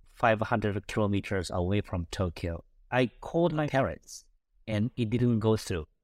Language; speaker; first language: English; non-native, fluent; Japanese